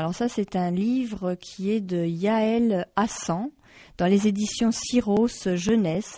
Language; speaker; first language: French; native; French